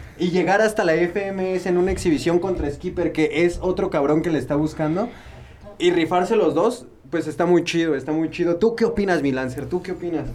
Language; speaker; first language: Spanish; native; Spanish